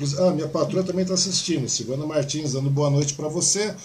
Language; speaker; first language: Portuguese; native; Portuguese